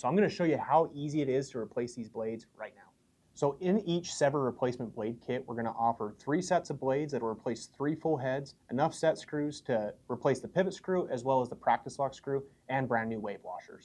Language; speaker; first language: English; native; English